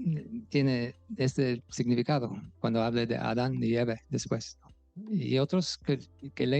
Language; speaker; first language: Spanish; non-native, fluent; English